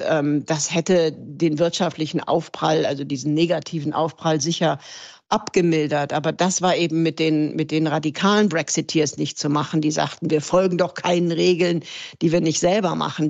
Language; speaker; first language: German; native; German